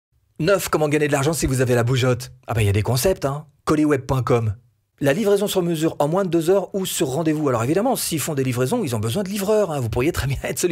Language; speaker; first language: French; native; French